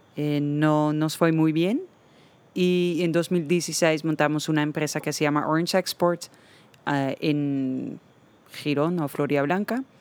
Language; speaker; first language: Spanish; non-native, fluent; Dutch